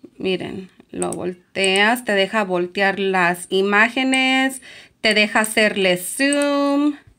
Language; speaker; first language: Spanish; early bilingual, heritage; Spanish